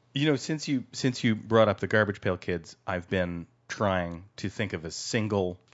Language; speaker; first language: English; native; English